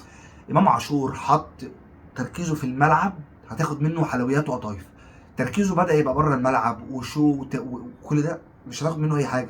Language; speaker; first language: Arabic; native; Arabic